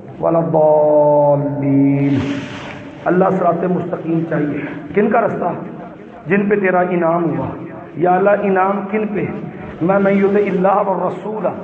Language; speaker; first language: Urdu; non-native, local second language; Punjabi